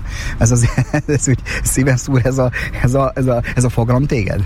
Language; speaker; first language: Hungarian; native; Hungarian